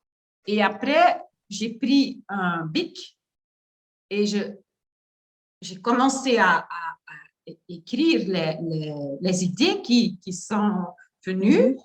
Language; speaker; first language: French; non-native, learner; Dutch